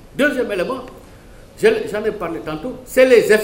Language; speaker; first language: French; non-native, local second language; Wolof